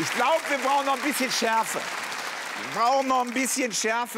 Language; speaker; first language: German; native; German